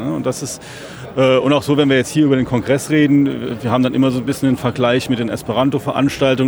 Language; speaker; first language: German; native; German